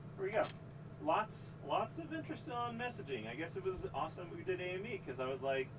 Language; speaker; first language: English; native; English